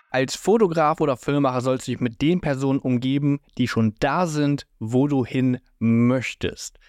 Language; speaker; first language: German; native; German